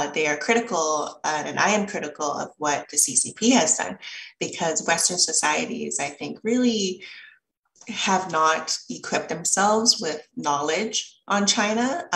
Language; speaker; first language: English; early bilingual, other home language; Chinese